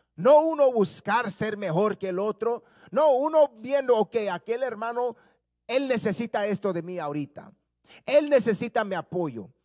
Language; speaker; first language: Spanish; early bilingual, heritage; Spanish